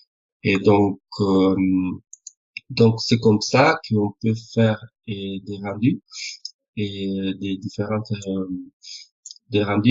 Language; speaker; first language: French; non-native, fluent; Spanish